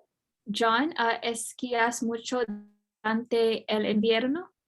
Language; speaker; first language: Spanish; non-native, learner; English